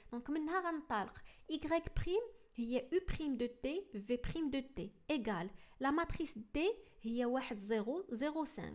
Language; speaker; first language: French; non-native, local second language; Arabic